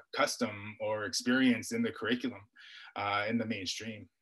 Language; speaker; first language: English; native; English